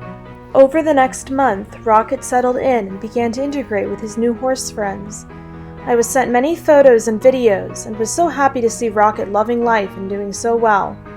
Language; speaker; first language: English; native; English